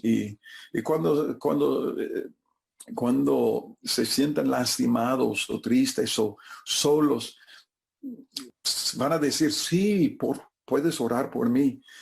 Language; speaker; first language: Spanish; non-native, fluent; English